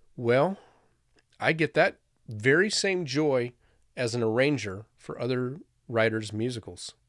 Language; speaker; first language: English; native; English